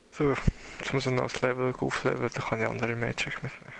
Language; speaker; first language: German; native; German